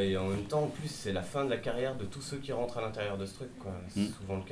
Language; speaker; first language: French; native; French